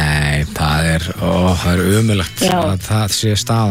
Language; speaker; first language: Icelandic; native; Icelandic